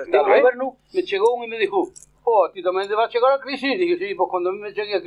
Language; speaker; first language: Spanish; non-native, local second language; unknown